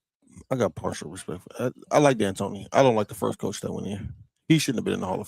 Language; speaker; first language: English; native; English